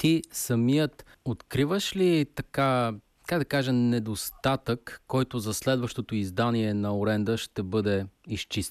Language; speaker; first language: Bulgarian; native; Bulgarian